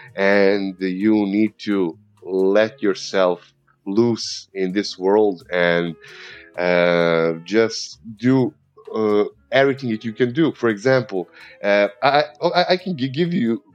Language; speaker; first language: English; non-native, fluent; Serbian